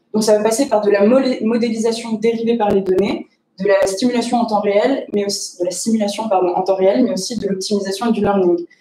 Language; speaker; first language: French; native; French